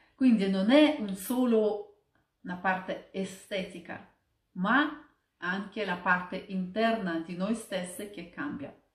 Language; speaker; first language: Italian; non-native, fluent; Russian